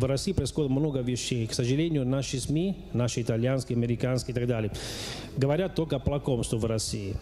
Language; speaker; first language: Russian; non-native, fluent; Italian